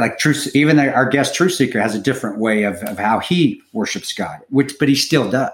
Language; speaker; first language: English; native; English